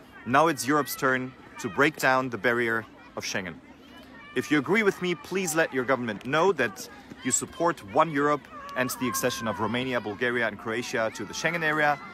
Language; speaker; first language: English; non-native, fluent; German